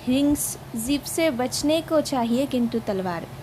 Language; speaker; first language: Hindi; non-native, local second language; Assamese